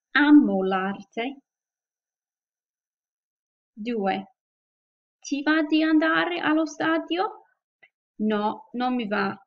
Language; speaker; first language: Italian; non-native, fluent; English